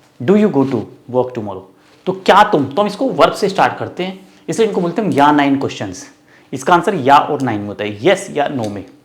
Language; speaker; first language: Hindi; native; Hindi